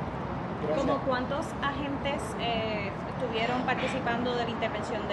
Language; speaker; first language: Spanish; native; Spanish